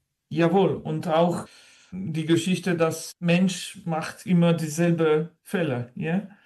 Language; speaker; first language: German; non-native, learner; French